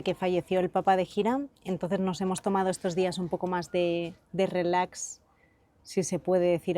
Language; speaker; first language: Spanish; native; Spanish